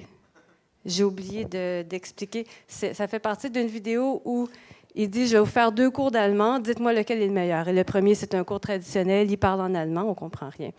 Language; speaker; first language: French; native; French